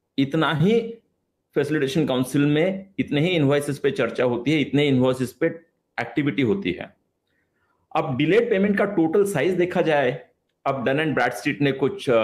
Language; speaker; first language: Hindi; non-native, local second language; Marathi